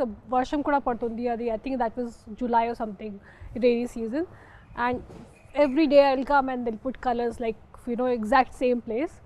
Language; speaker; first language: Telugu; non-native, local second language; Hindi